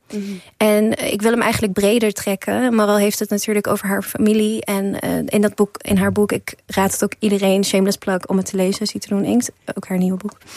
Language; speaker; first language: Dutch; early bilingual, other home language; Persian